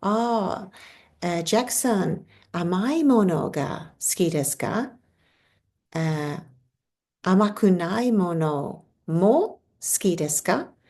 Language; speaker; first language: Japanese; non-native, fluent; English